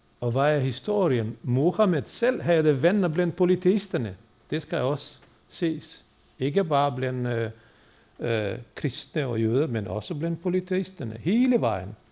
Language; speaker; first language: Danish; native; Danish